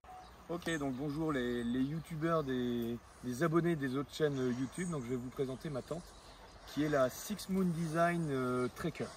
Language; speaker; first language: French; native; French